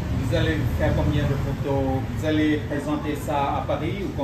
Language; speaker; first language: French; non-native, fluent; Vietnamese